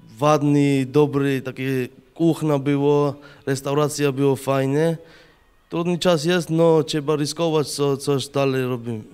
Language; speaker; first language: Polish; non-native, learner; Georgian